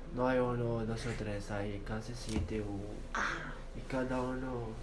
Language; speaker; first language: Spanish; non-native, learner; Arabic